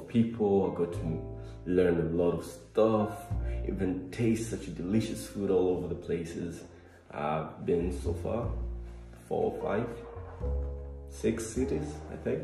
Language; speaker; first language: English; non-native, local second language; Swahili